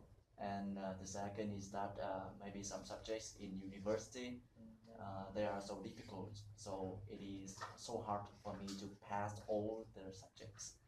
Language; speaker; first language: English; non-native, learner; Vietnamese